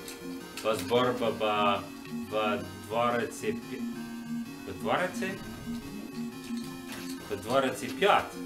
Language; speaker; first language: Russian; non-native, learner; English